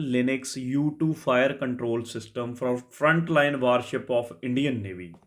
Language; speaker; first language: English; non-native, local second language; Punjabi